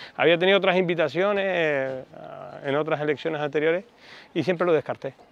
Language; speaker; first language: Spanish; native; Spanish